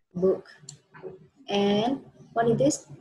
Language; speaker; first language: English; non-native, fluent; Vietnamese